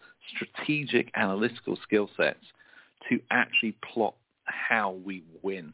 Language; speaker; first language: English; native; English